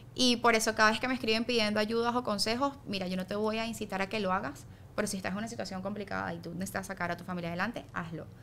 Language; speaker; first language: Spanish; native; Spanish